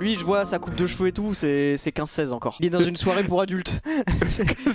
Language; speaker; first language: French; native; French